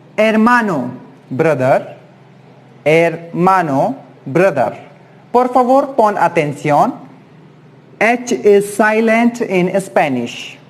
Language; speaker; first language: Spanish; non-native, fluent; Hindi